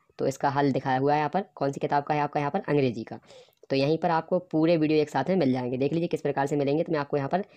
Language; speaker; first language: Hindi; native; Hindi